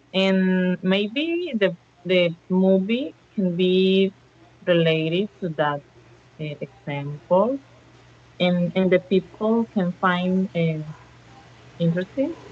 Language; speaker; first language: English; non-native, learner; Spanish